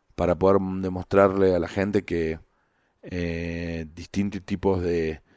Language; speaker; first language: Spanish; native; Spanish